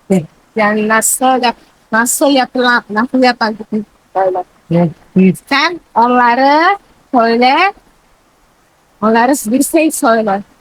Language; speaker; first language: Turkish; non-native, learner; Indonesian